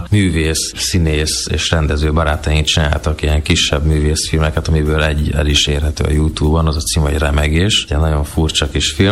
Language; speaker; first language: Hungarian; native; Hungarian